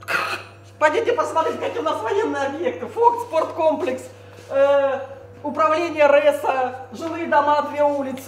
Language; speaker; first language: Russian; native; Russian